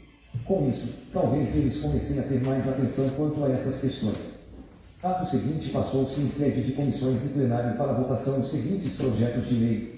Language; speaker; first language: Portuguese; native; Portuguese